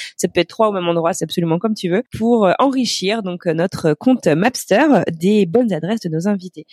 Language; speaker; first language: French; native; French